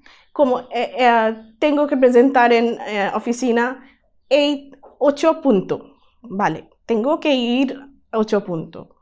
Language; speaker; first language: Spanish; non-native, learner; Bangla